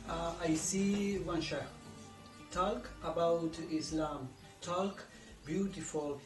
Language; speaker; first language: English; non-native, learner; Spanish